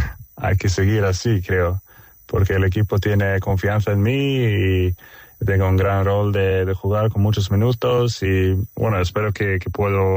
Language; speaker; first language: Spanish; non-native, fluent; Swedish